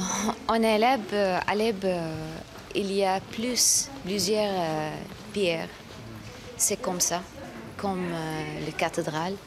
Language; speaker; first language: French; non-native, learner; Arabic